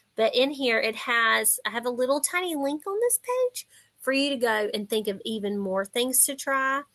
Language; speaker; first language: English; native; English